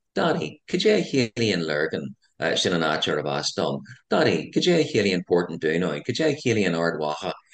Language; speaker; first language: Irish; non-native, local second language; English